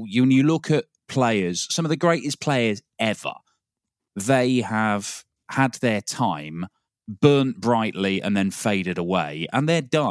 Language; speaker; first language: English; native; English